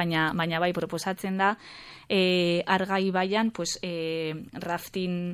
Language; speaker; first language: Basque; non-native, local second language; Spanish